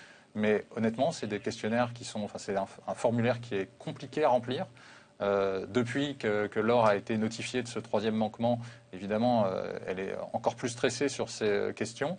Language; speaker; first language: French; native; French